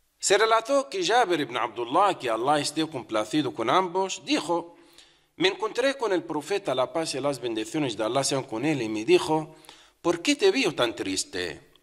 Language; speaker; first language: Spanish; non-native, fluent; Arabic